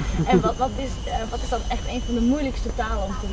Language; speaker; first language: Dutch; native; Dutch